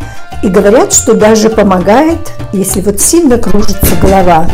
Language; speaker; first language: Russian; native; Russian